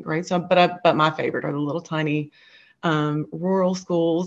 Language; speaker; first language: English; native; English